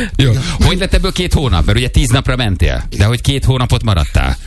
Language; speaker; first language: Hungarian; native; Hungarian